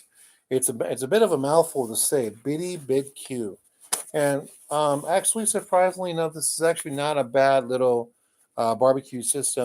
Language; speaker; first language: English; native; English